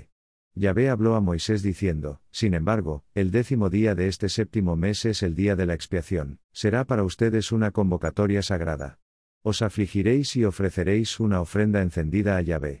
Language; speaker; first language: Spanish; native; Spanish